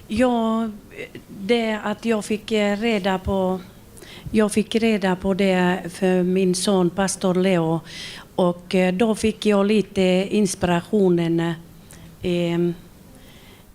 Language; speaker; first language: Swedish; non-native, local second language; Finnish